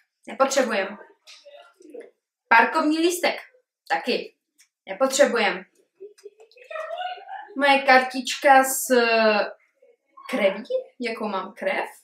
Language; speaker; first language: Czech; early bilingual, heritage; Czech